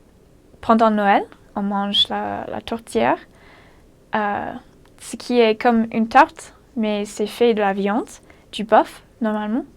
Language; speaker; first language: French; non-native, fluent; English